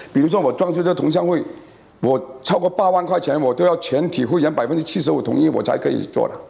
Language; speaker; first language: Chinese; native; Chinese